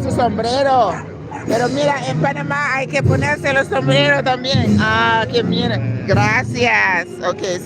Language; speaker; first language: Spanish; non-native, learner; English